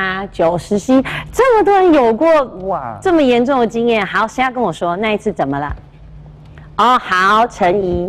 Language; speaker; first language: Chinese; native; Chinese